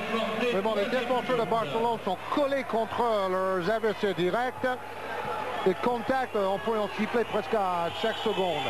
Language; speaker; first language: French; native; French